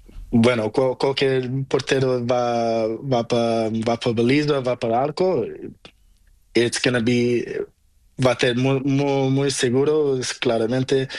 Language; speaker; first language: Spanish; non-native, learner; Portuguese